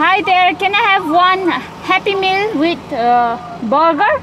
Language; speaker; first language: English; early bilingual, other home language; Nepali